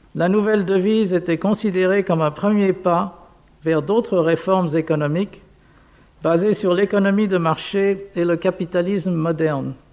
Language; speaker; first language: French; non-native, fluent; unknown